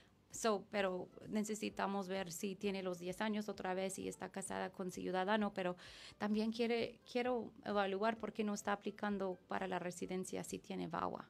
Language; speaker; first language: Spanish; non-native, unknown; English